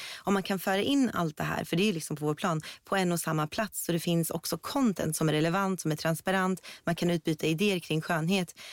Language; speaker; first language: Swedish; early bilingual, other home language; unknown